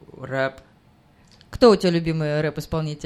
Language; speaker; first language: Russian; native; Russian